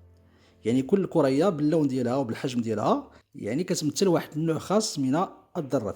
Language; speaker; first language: Arabic; native; Arabic